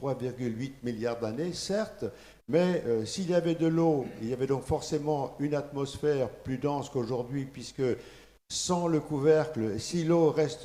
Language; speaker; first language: French; native; French